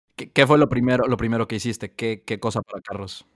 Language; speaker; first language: Spanish; native; Spanish